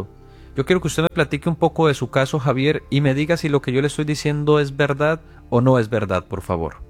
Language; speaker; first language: Spanish; native; Spanish